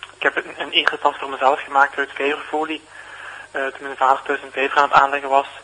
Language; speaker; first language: Dutch; native; Dutch